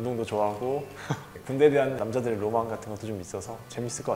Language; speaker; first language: Korean; native; Korean